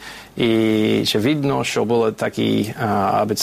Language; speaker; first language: Ukrainian; non-native, fluent; English